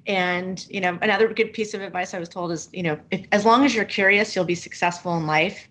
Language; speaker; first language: English; native; English